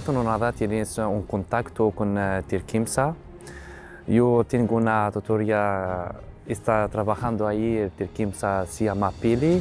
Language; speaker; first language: Spanish; non-native, learner; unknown